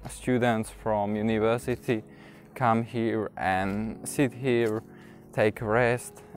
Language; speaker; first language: English; non-native, fluent; Slovak